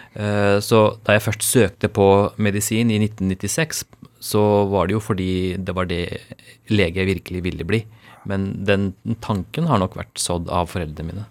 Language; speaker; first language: Norwegian; early bilingual, other home language; Urdu